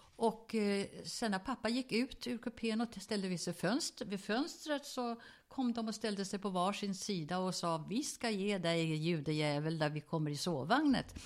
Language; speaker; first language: Swedish; early bilingual, other home language; German